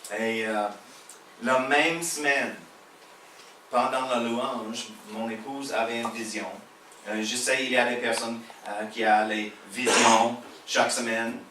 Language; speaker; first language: French; non-native, fluent; English